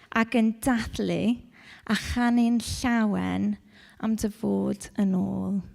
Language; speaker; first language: Welsh; non-native, local second language; English